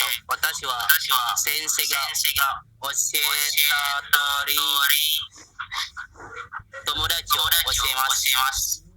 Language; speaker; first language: Japanese; non-native, learner; Indonesian